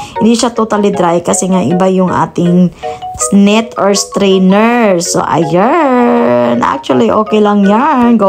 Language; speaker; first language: Filipino; non-native, local second language; Cebuano